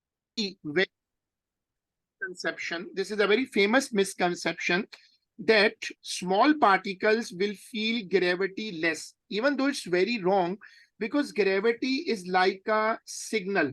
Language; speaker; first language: English; non-native, local second language; Urdu